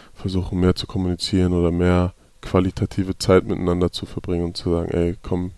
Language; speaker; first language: German; native; German